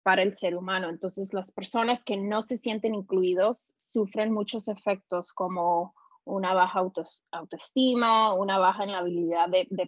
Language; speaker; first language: Spanish; early bilingual, heritage; Spanish